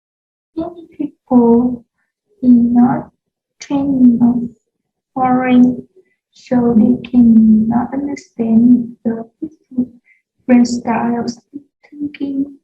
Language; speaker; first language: English; non-native, learner; Vietnamese